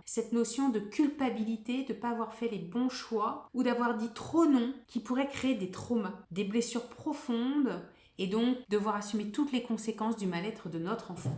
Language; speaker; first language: French; native; French